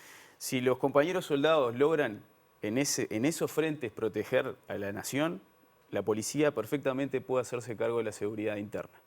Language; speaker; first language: Spanish; native; Spanish